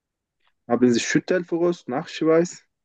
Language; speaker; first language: German; non-native, fluent; Turkish